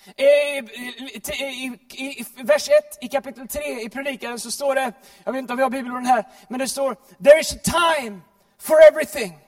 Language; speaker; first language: Swedish; native; Swedish